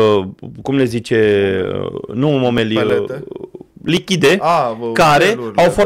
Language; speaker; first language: Romanian; native; Romanian